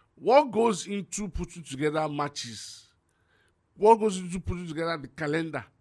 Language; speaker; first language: English; non-native, local second language; Yoruba